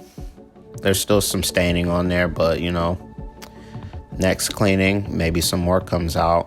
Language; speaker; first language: English; native; English